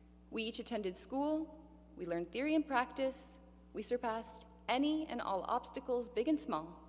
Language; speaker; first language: English; native; English